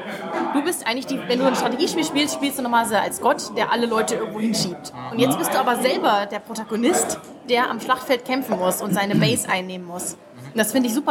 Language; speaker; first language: German; native; German